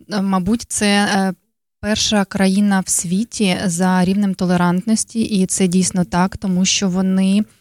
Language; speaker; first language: Ukrainian; native; Ukrainian